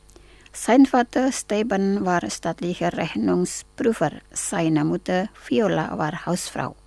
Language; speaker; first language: German; non-native, fluent; Indonesian